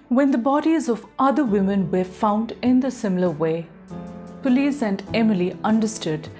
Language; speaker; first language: English; non-native, local second language; Malayalam